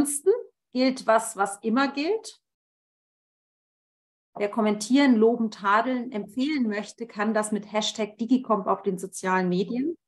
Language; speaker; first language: German; native; German